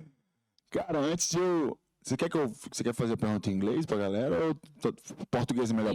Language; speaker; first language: Portuguese; native; Portuguese